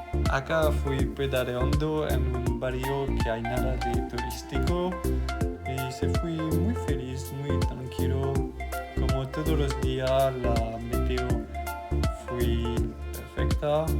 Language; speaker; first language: Spanish; non-native, learner; French